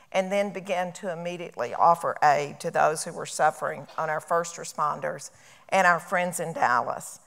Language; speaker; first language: English; native; English